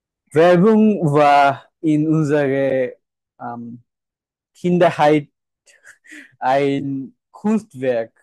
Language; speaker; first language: German; non-native, fluent; Bangla